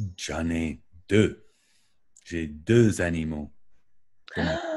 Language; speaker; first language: French; non-native, learner; English